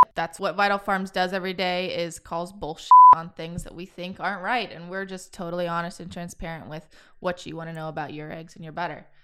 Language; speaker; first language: English; native; English